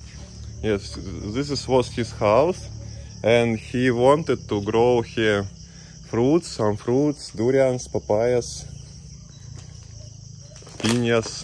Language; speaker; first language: English; non-native, learner; Russian